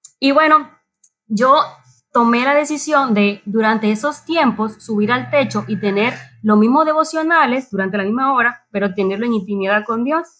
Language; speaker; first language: Spanish; native; Spanish